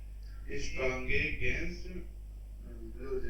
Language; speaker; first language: German; non-native, learner; Hindi